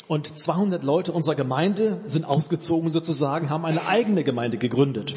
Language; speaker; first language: German; native; German